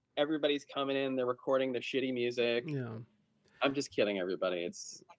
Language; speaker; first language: English; native; English